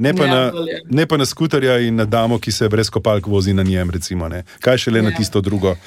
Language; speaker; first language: Slovenian; native; Slovenian